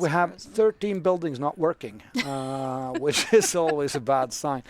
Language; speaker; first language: English; non-native, fluent; Swedish